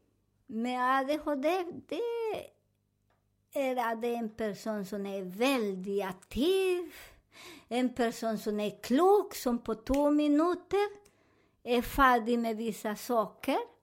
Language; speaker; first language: Swedish; non-native, learner; Spanish